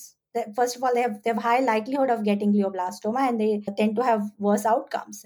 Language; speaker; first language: English; non-native, local second language; Hindi